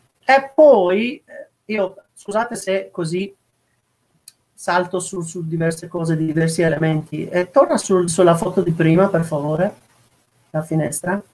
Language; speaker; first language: Italian; non-native, fluent; Persian